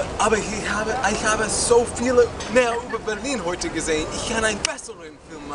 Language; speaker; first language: German; non-native, learner; English